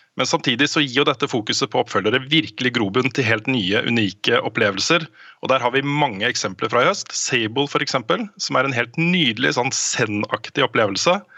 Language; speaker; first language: Norwegian; native; Norwegian